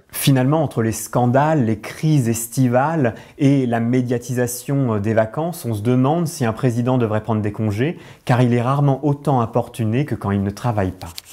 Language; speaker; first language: French; native; French